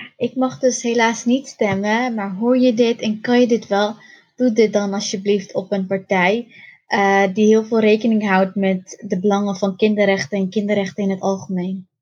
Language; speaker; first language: Dutch; early bilingual, other home language; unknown